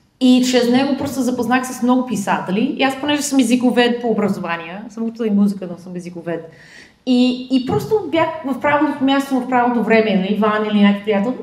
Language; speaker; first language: Bulgarian; non-native, fluent; English